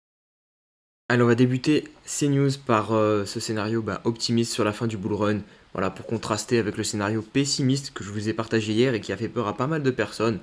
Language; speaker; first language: French; native; French